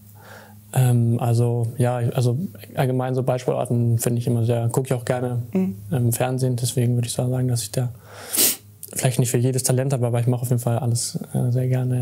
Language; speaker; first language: German; native; German